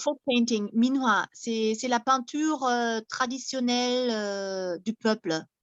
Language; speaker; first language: French; non-native, fluent; German